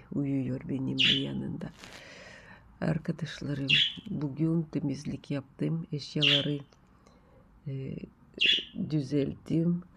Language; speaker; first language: Turkish; non-native, learner; Russian